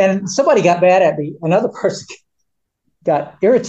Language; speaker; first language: English; native; English